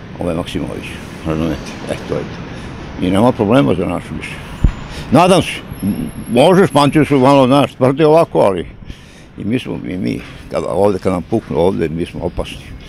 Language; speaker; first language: Serbian; native; Serbian